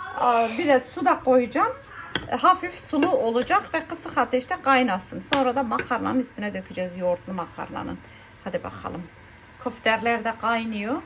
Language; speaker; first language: Turkish; early bilingual, heritage; Turkish